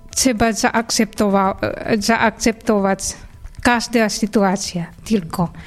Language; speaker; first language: Polish; non-native, learner; Indonesian